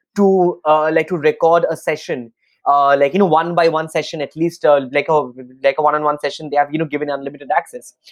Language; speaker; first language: English; non-native, local second language; Bangla